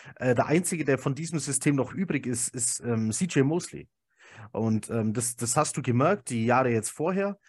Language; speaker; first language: German; native; German